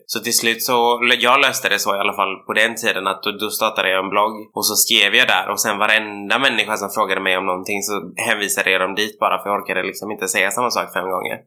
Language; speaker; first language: Swedish; native; Swedish